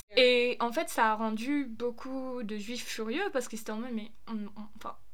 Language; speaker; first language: French; non-native, fluent; German